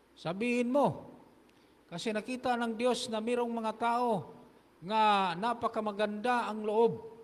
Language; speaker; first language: Filipino; non-native, local second language; Hiligaynon